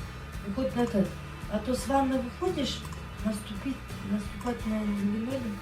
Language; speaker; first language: Russian; native; Russian